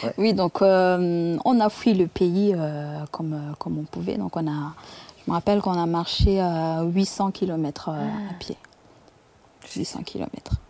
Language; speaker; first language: French; non-native, local second language; Kinyarwanda